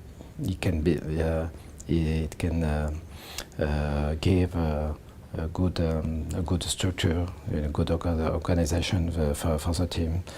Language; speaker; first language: English; non-native, learner; French